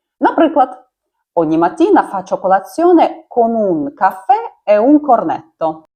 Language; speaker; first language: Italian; non-native, fluent; Ukrainian